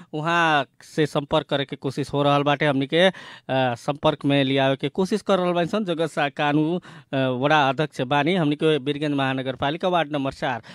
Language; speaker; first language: Bhojpuri; native; Bhojpuri